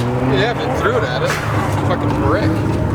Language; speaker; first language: English; native; English